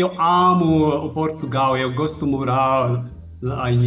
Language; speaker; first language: Portuguese; non-native, learner; German